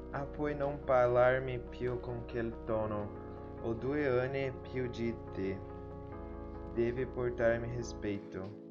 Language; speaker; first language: Italian; non-native, learner; Portuguese